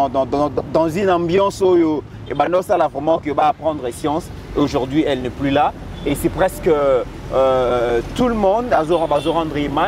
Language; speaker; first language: French; non-native, local second language; Lingala